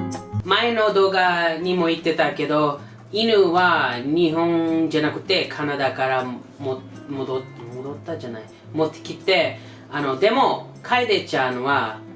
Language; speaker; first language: Japanese; non-native, learner; English